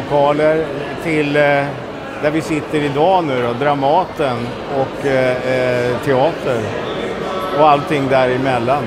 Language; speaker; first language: Swedish; native; Swedish